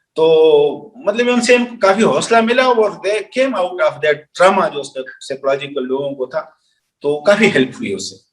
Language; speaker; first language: Urdu; non-native, local second language; Pashto